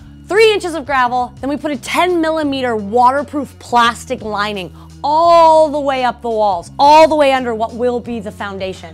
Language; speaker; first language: English; native; English